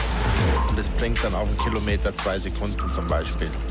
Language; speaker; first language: German; native; German